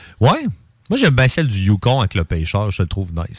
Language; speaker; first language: French; native; French